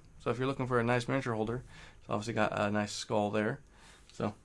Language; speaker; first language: English; native; English